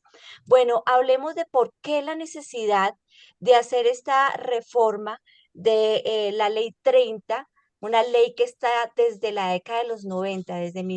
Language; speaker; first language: Spanish; native; Spanish